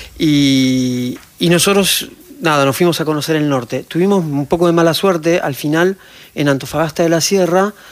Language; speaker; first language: Spanish; native; Spanish